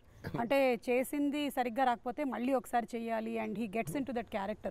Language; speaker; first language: Telugu; native; Telugu